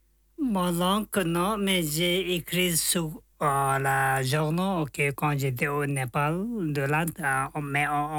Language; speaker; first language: French; non-native, learner; Tibetan